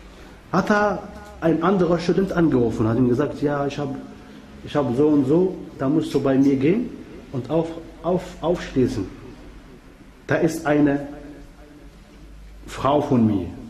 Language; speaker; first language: German; non-native, fluent; Arabic